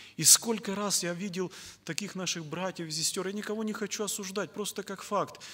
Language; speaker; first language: Russian; native; Russian